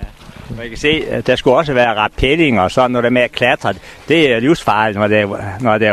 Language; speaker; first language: Danish; native; Danish